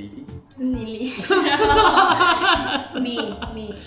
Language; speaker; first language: Korean; non-native, learner; Vietnamese